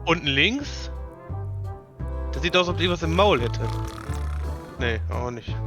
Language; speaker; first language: German; native; German